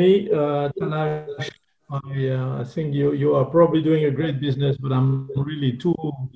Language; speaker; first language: English; non-native, fluent; French